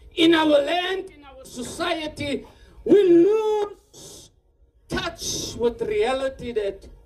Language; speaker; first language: English; non-native, local second language; Afrikaans